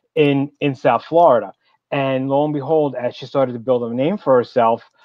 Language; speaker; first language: English; native; English